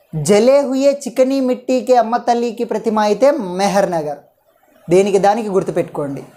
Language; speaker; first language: Hindi; non-native, local second language; Telugu